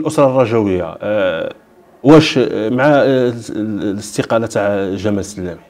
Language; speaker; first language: Arabic; native; Arabic